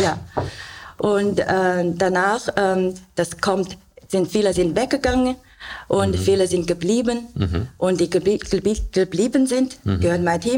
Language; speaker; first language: German; non-native, learner; Chinese